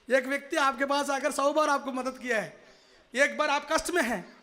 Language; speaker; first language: Hindi; non-native, local second language; Telugu